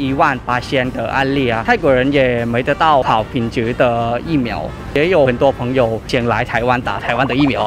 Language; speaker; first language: Chinese; non-native, learner; Thai